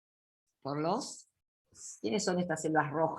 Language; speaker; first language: Spanish; native; Spanish